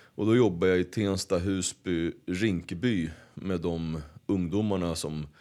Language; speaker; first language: Swedish; native; Swedish